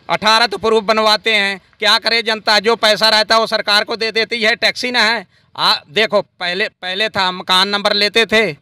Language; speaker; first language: Hindi; native; Hindi